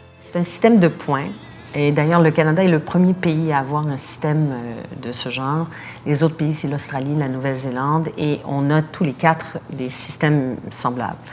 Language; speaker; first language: French; native; French